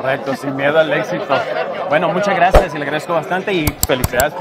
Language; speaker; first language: Spanish; native; Spanish